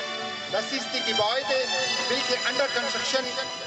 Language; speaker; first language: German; non-native, learner; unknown